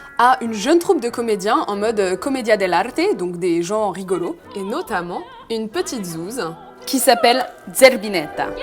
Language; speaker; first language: French; native; French